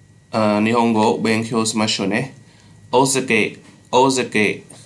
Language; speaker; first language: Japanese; non-native, learner; Khmer